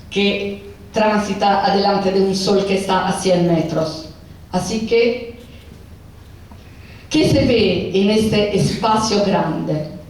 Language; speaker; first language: Spanish; non-native, fluent; Italian